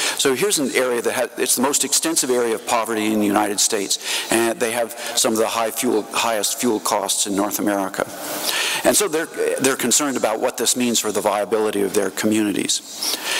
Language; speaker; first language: English; native; English